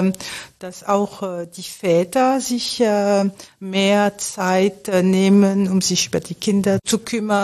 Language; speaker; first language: German; non-native, fluent; French